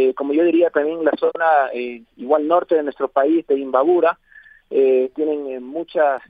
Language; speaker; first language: Spanish; native; Spanish